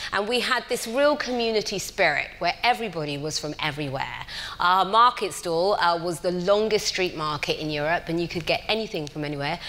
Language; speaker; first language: English; native; English